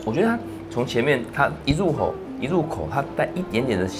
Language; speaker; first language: Chinese; native; Chinese